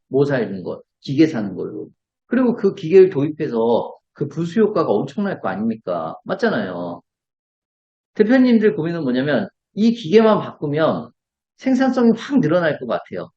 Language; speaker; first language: Korean; native; Korean